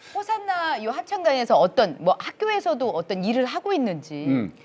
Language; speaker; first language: Korean; native; Korean